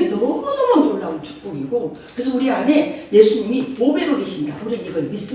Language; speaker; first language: Korean; native; Korean